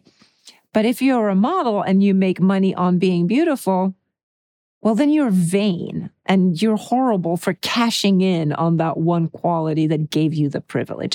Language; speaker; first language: English; early bilingual, other home language; Czech